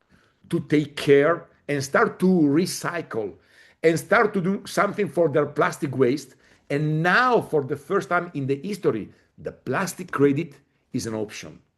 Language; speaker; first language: English; non-native, fluent; Italian